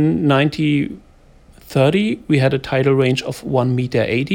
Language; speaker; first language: English; non-native, fluent; German